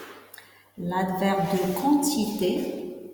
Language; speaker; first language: French; non-native, local second language; Arabic